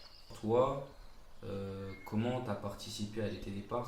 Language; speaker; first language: French; native; French